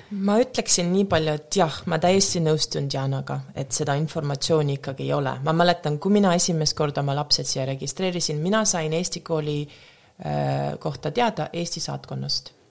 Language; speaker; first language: Estonian; native; Estonian